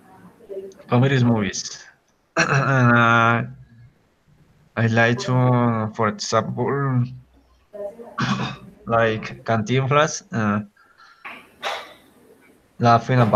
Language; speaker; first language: English; non-native, learner; Spanish